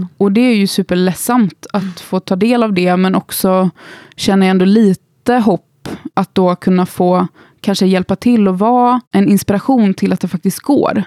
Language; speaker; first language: Swedish; native; Swedish